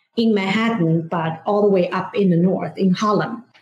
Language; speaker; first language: English; non-native, fluent; Chinese